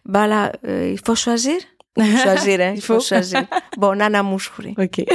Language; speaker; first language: French; non-native, fluent; Greek